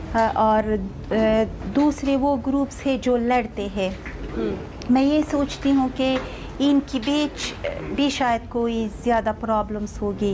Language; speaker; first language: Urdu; non-native, fluent; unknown